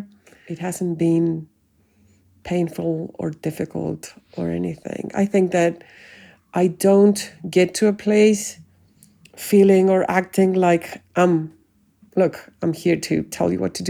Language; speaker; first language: English; non-native, fluent; Spanish